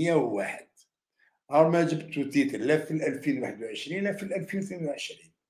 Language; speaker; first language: Arabic; native; Arabic